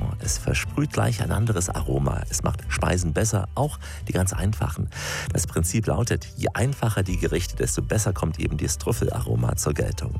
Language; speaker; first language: German; native; German